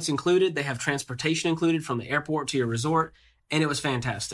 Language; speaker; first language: English; native; English